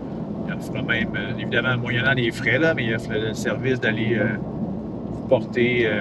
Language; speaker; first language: French; native; French